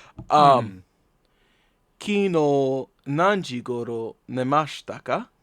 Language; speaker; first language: Japanese; non-native, learner; English